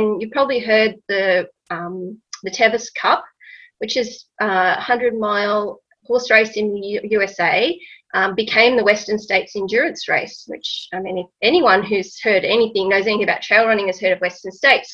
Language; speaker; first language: English; native; English